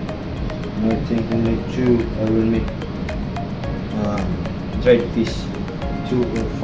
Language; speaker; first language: English; non-native, local second language; Filipino